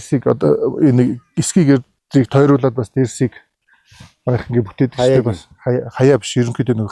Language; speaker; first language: Mongolian; non-native, local second language; Kazakh